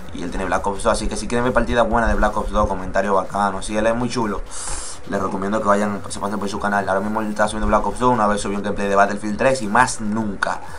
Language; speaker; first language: Spanish; native; Spanish